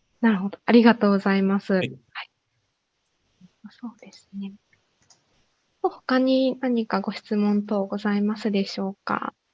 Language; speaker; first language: Japanese; native; Japanese